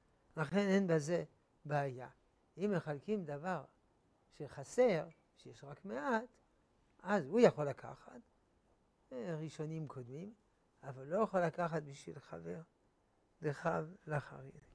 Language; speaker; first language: Hebrew; non-native, fluent; French